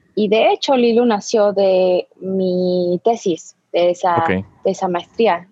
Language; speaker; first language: Spanish; native; Spanish